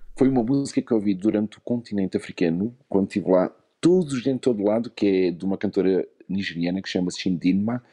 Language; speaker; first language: Portuguese; native; Portuguese